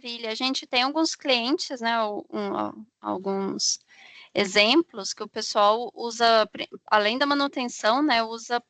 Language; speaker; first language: Portuguese; native; Portuguese